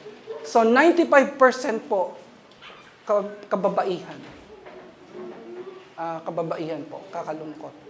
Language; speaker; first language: Filipino; native; Filipino